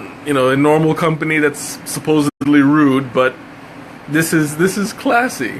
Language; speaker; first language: English; native; English